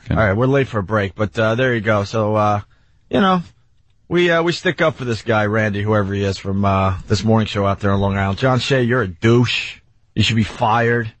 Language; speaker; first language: English; native; English